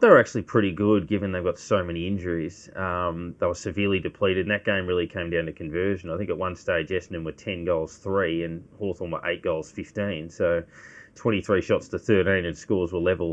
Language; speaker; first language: English; native; English